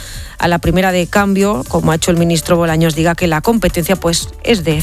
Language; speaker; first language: Spanish; native; Spanish